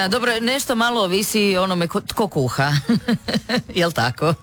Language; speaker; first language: Serbian; native; Serbian